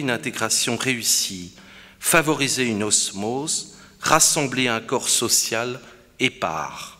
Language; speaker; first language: French; native; French